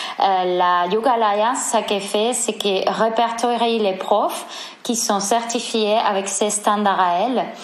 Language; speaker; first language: French; non-native, fluent; Spanish